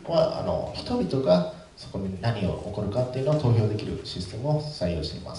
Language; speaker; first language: Japanese; native; Japanese